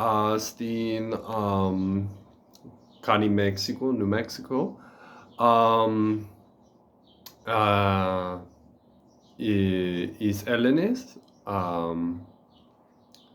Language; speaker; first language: Greek; non-native, learner; English